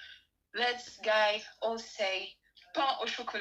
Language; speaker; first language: English; non-native, learner; French